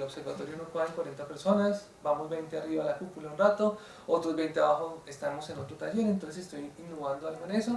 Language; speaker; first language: Spanish; native; Spanish